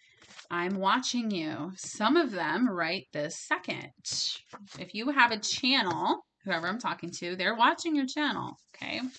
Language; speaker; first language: English; native; English